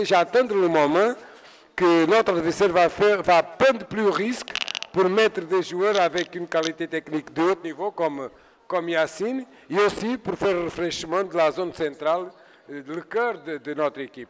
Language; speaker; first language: French; non-native, fluent; Portuguese